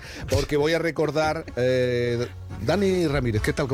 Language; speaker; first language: Spanish; native; Spanish